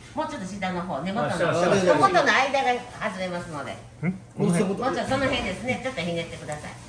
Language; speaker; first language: Japanese; native; Japanese